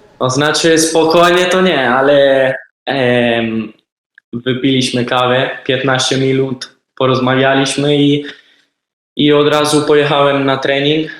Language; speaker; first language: Polish; early bilingual, heritage; Polish